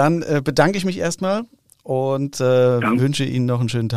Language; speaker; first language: German; native; German